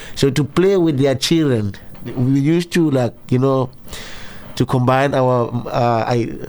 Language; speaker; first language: English; non-native, local second language; Zulu